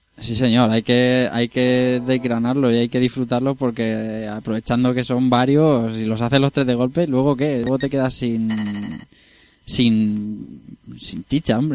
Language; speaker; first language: Spanish; native; Spanish